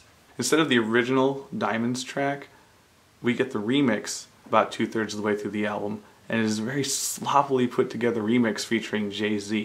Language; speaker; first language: English; native; English